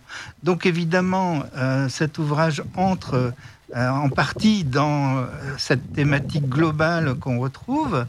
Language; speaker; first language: French; native; French